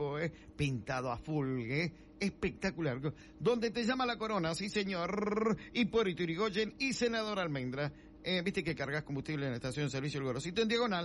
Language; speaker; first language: Spanish; native; Spanish